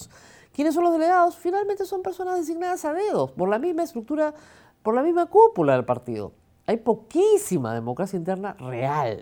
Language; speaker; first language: Spanish; native; Spanish